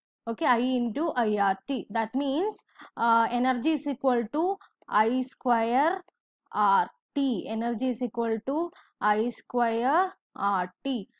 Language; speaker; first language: English; non-native, local second language; Malayalam